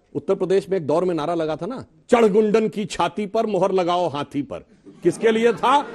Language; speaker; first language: Hindi; native; Hindi